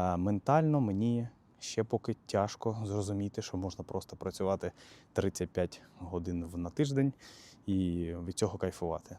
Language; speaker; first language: Ukrainian; native; Ukrainian